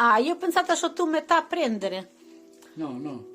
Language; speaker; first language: Italian; non-native, learner; Ukrainian